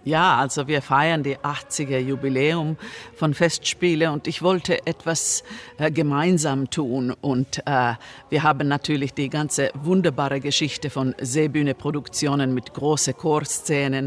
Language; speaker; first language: German; non-native, fluent; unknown